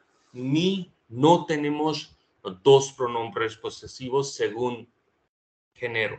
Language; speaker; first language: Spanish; non-native, fluent; Hindi